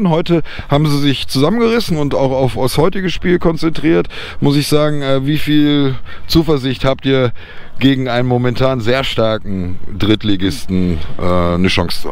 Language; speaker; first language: German; native; German